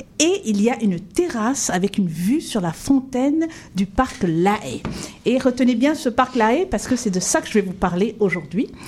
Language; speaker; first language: French; non-native, local second language; Kinyarwanda